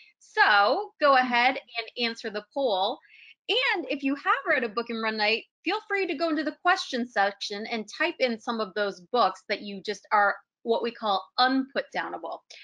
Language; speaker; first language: English; native; English